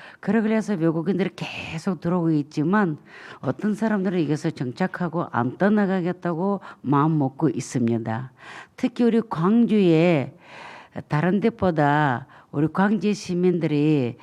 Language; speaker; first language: Korean; non-native, fluent; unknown